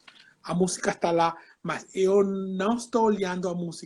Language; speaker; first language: Portuguese; non-native, fluent; Spanish